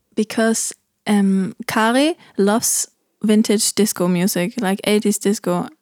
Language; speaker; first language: English; non-native, fluent; German